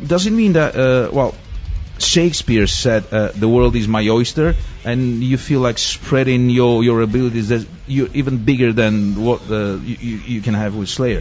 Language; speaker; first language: English; non-native, fluent; Bulgarian